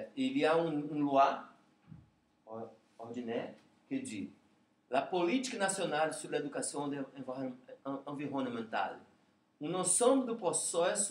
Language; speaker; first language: French; non-native, learner; Portuguese